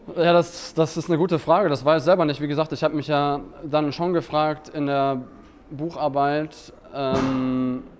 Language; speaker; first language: German; native; German